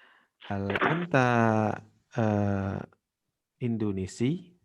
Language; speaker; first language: Arabic; non-native, fluent; Indonesian